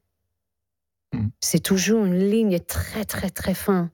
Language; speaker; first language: French; non-native, fluent; English